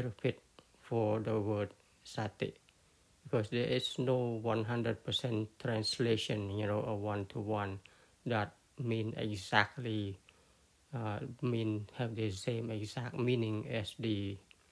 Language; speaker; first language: English; non-native, fluent; Khmer